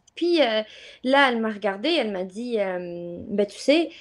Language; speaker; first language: French; non-native, local second language; Arabic